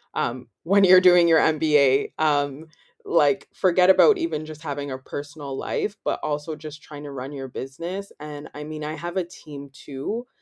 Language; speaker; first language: English; native; English